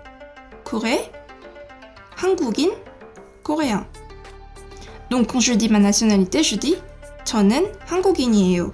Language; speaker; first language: French; native; French